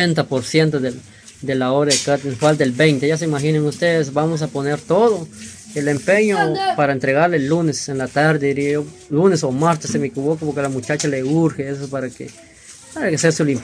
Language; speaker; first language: Spanish; native; Spanish